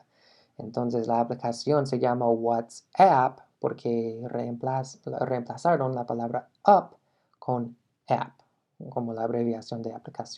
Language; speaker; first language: Spanish; non-native, fluent; English